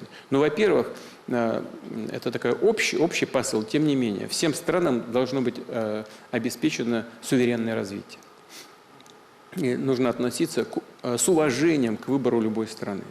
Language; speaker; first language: Russian; native; Russian